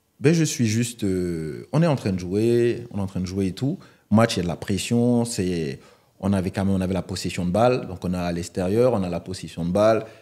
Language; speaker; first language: French; native; French